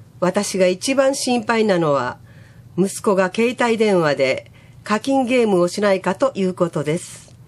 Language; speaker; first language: Japanese; native; Japanese